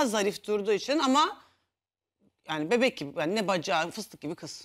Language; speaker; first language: Turkish; native; Turkish